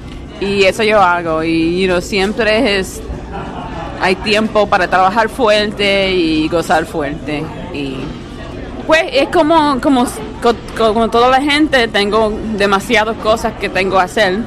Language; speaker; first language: Spanish; early bilingual, heritage; English